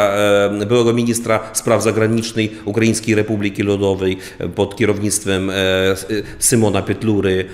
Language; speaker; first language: Polish; non-native, fluent; Ukrainian